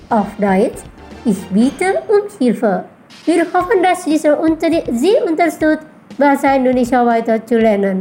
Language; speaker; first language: German; non-native, fluent; Indonesian